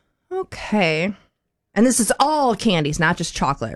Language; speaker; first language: English; native; English